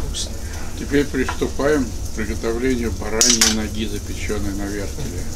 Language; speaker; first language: Russian; native; Russian